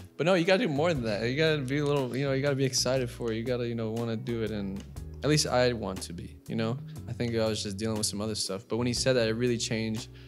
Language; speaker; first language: English; native; English